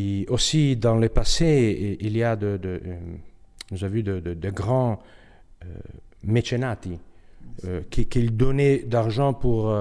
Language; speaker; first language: French; non-native, learner; Italian